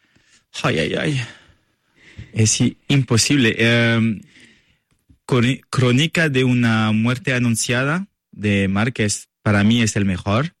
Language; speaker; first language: Spanish; non-native, learner; French